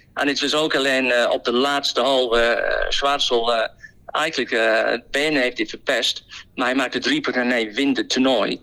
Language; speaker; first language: Dutch; non-native, fluent; English